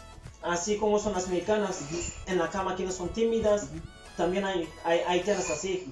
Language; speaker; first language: Spanish; non-native, fluent; Haitian Creole